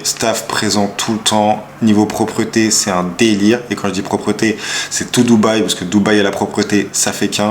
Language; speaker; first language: French; native; French